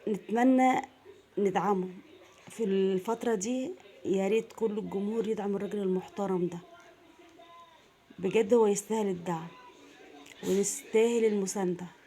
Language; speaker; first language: Arabic; native; Arabic